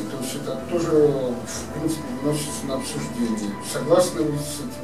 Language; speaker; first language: Russian; native; Russian